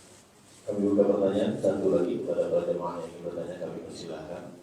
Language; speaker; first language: Indonesian; native; Indonesian